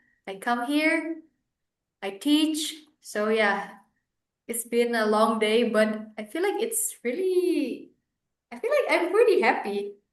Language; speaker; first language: English; non-native, fluent; Indonesian